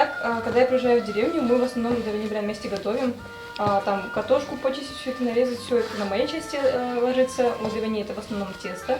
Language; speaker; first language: Russian; native; Russian